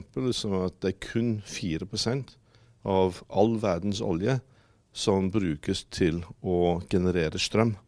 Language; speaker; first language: Norwegian; non-native, fluent; English